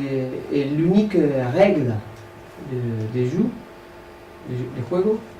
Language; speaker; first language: French; non-native, fluent; Spanish